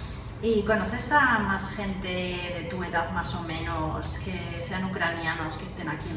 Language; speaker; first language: Spanish; native; Spanish